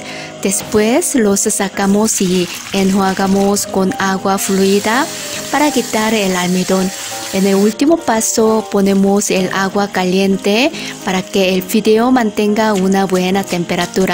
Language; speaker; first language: Spanish; non-native, fluent; Korean